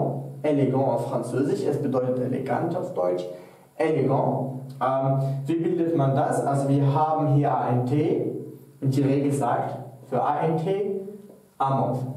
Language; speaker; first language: German; non-native, fluent; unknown